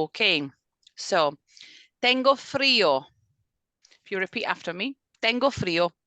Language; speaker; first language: Spanish; non-native, fluent; English